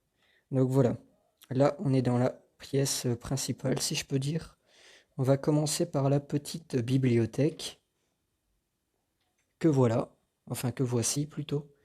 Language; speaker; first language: French; native; French